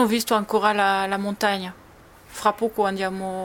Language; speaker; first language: Italian; non-native, learner; French